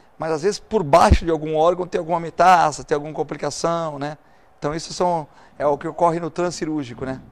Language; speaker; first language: Portuguese; native; Portuguese